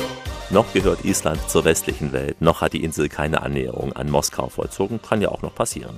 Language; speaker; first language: German; native; German